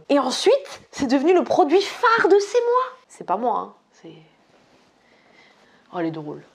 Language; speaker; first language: French; native; French